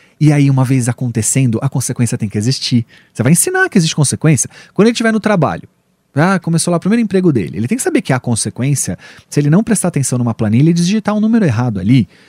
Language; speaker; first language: Portuguese; native; Portuguese